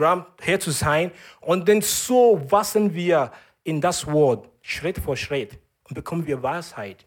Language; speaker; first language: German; non-native, learner; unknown